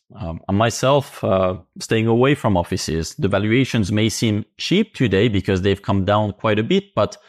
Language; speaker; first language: English; non-native, fluent; Finnish